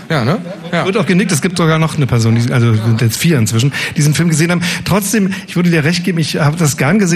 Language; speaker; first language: German; native; German